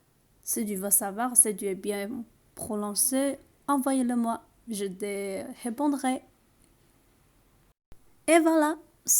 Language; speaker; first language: French; non-native, learner; Chinese